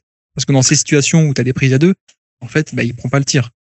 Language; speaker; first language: French; native; French